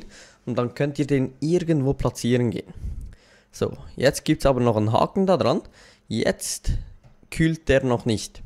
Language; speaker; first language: German; native; German